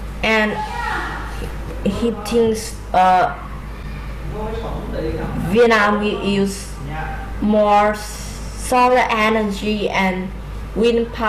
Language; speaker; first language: English; non-native, learner; Vietnamese